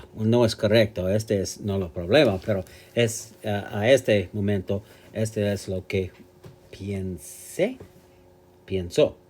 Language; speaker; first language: Spanish; non-native, learner; English